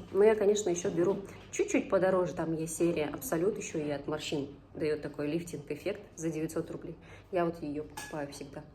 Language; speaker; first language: Russian; native; Russian